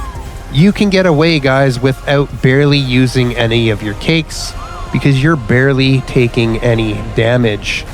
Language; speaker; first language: English; native; English